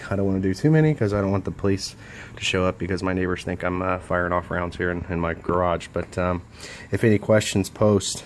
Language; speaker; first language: English; native; English